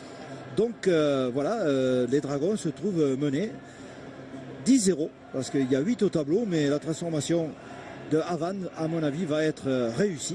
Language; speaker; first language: French; native; French